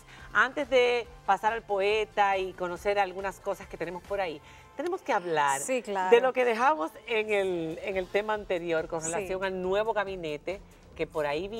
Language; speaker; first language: Spanish; native; Spanish